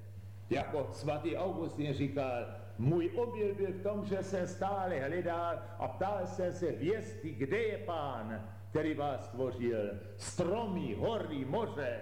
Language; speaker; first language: Czech; native; Czech